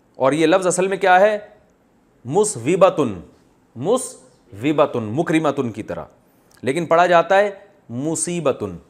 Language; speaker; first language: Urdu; native; Urdu